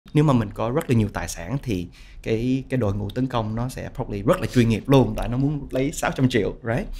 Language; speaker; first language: Vietnamese; early bilingual, heritage; Vietnamese